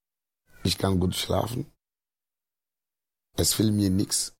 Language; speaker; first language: German; non-native, learner; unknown